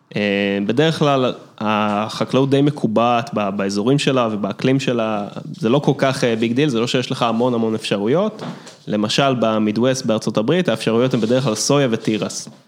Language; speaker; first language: Hebrew; early bilingual, other home language; English